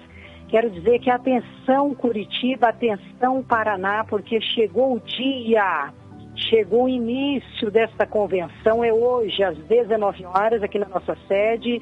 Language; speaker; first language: Portuguese; native; Portuguese